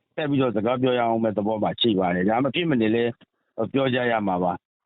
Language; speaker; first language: Burmese; native; Burmese